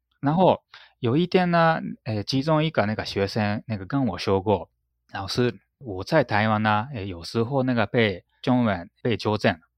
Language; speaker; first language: Chinese; non-native, fluent; Japanese